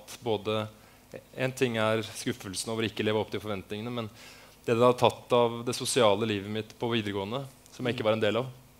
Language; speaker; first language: Norwegian; native; Norwegian